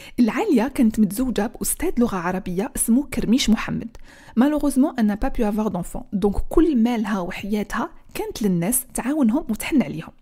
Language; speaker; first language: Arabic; native; Arabic